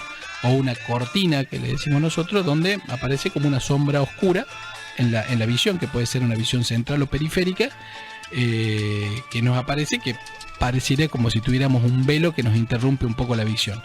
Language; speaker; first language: Spanish; native; Spanish